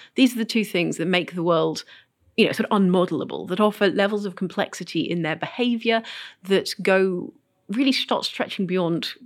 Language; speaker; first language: English; native; English